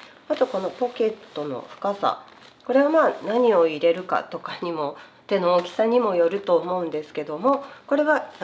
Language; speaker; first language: Japanese; native; Japanese